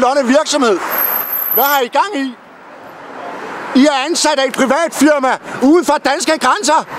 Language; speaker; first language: Danish; native; Danish